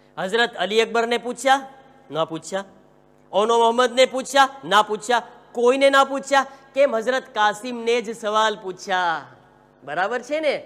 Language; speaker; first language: Gujarati; early bilingual, heritage; Gujarati